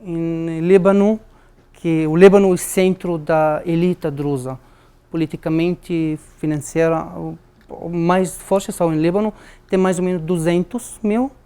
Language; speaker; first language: Portuguese; non-native, learner; Arabic